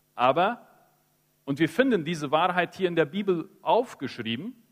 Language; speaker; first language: German; early bilingual, heritage; Spanish